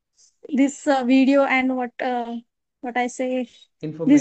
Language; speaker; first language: English; non-native, learner; Marathi